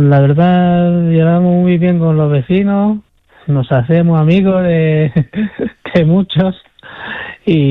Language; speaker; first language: Spanish; non-native, fluent; Chinese